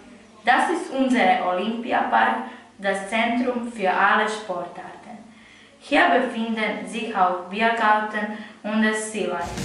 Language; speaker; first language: German; non-native, learner; Croatian